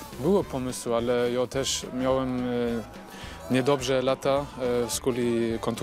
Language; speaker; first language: Polish; early bilingual, heritage; Polish